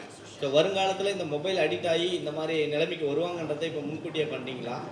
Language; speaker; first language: Tamil; native; Tamil